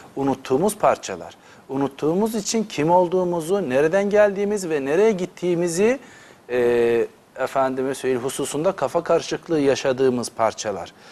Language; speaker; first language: Turkish; native; Turkish